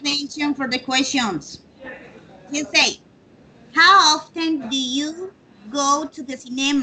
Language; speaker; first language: English; non-native, learner; Spanish